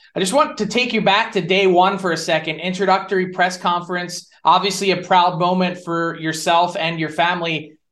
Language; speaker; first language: English; native; English